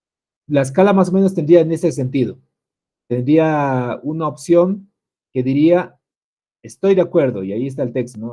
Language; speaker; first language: Spanish; native; Spanish